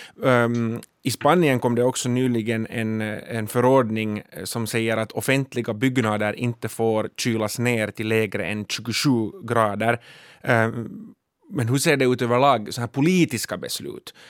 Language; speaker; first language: Swedish; native; Swedish